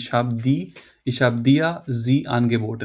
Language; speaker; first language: German; non-native, fluent; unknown